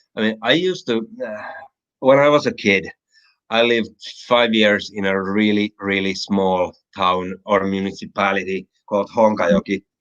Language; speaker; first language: English; non-native, fluent; Finnish